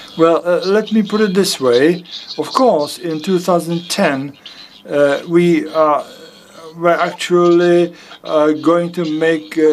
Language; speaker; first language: English; non-native, fluent; Czech